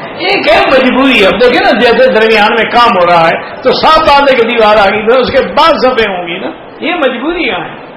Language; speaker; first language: Urdu; native; Urdu